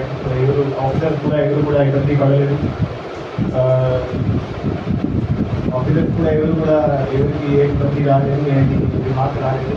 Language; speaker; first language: Telugu; native; Telugu